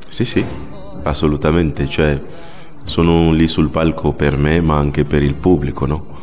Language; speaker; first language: Italian; non-native, fluent; Ewe